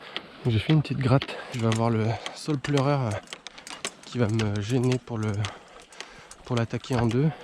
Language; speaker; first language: French; native; French